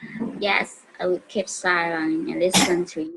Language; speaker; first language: English; non-native, learner; Vietnamese